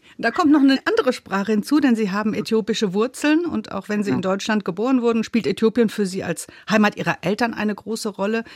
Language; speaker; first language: German; native; German